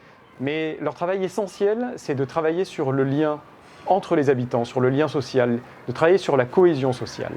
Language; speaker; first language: French; native; French